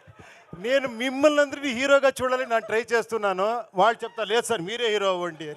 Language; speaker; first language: Telugu; non-native, local second language; Kannada